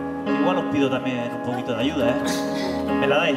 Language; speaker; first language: Spanish; native; Spanish